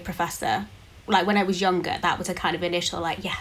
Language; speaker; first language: English; native; English